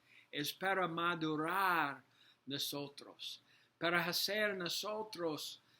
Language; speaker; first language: Spanish; non-native, learner; English